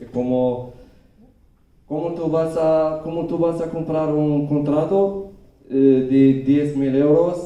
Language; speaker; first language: Spanish; non-native, learner; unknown